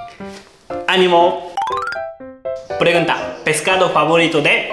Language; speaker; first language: Spanish; non-native, learner; Japanese